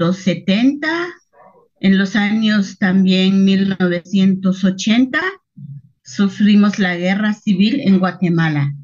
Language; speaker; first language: Spanish; non-native, local second language; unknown